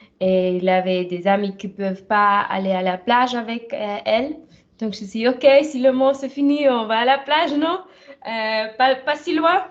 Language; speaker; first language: French; non-native, fluent; German